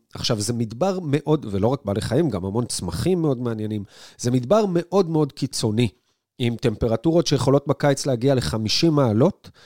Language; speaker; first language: Hebrew; native; Hebrew